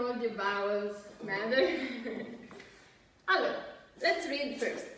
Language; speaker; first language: English; non-native, fluent; Italian